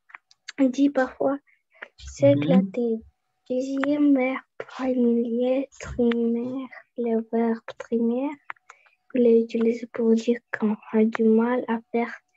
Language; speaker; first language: French; non-native, learner; Russian